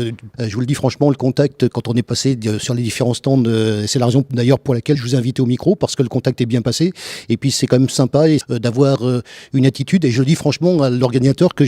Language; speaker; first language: French; native; French